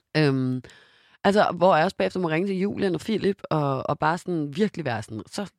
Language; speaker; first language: Danish; native; Danish